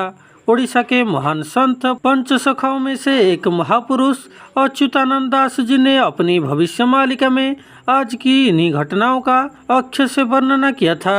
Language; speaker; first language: Hindi; non-native, local second language; Odia